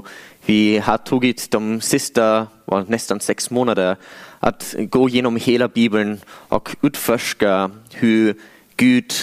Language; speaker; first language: Swedish; non-native, fluent; English